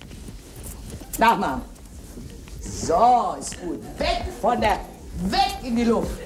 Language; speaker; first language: German; native; German